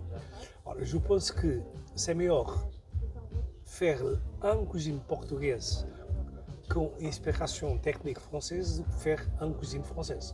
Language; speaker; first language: French; non-native, learner; Portuguese